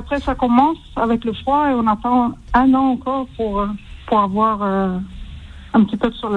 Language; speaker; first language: French; early bilingual, heritage; French